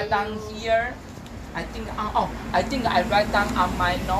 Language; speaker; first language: English; non-native, learner; Chinese